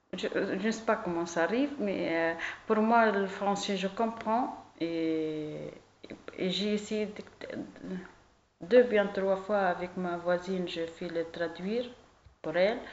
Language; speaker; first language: French; non-native, learner; Arabic